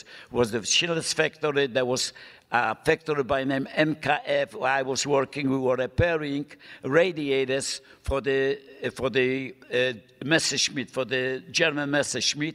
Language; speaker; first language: English; non-native, fluent; Polish